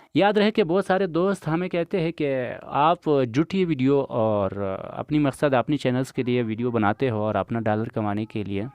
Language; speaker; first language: Urdu; non-native, local second language; Pashto